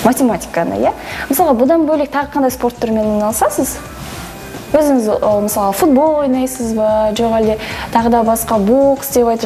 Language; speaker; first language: Kazakh; native; Kazakh